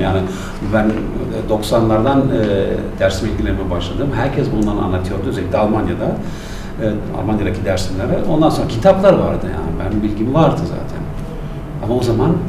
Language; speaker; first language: Turkish; non-native, fluent; German